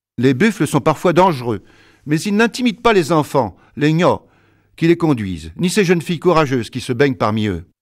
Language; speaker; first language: French; native; French